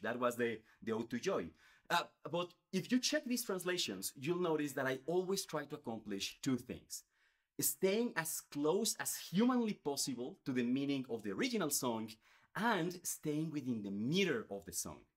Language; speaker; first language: English; non-native, fluent; Spanish